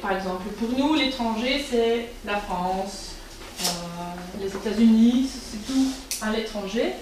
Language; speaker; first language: French; non-native, local second language; Dutch